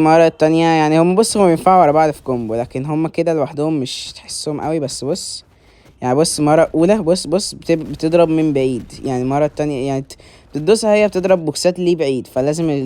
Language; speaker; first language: Arabic; native; Arabic